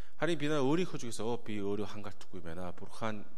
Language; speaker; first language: Mongolian; non-native, fluent; Korean